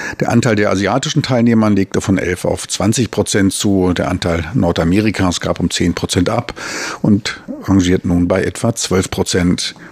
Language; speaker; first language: German; native; German